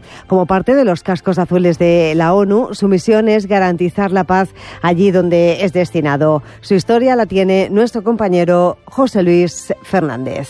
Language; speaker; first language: Spanish; native; Spanish